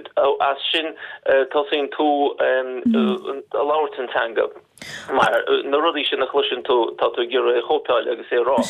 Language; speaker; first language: Irish; non-native, fluent; Russian